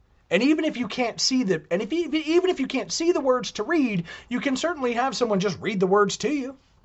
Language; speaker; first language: English; native; English